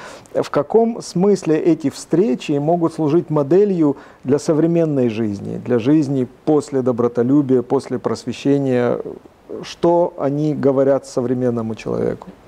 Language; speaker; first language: Russian; native; Russian